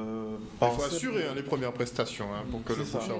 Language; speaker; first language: French; native; French